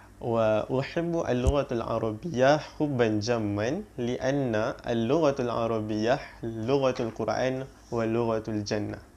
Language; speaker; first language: Arabic; non-native, learner; Malay